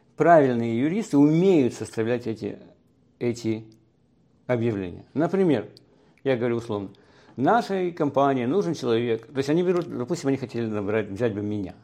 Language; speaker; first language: Russian; native; Russian